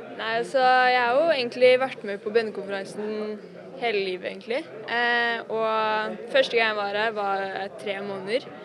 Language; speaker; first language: Norwegian; native; Norwegian